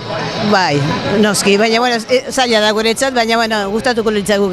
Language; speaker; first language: Basque; non-native, learner; Spanish